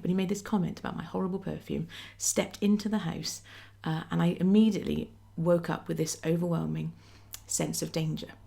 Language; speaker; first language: English; native; English